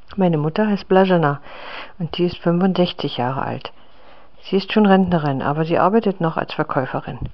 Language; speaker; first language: German; non-native, fluent; Czech